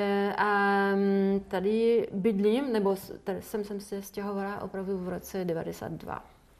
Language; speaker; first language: Czech; non-native, fluent; French